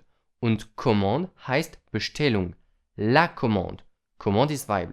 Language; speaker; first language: German; non-native, fluent; French